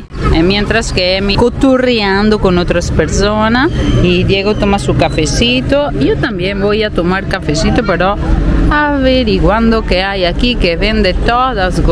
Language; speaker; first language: Spanish; non-native, fluent; Italian